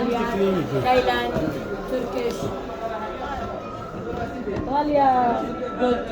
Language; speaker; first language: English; non-native, learner; Arabic